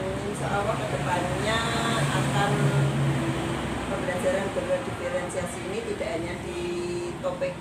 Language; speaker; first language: Indonesian; native; Indonesian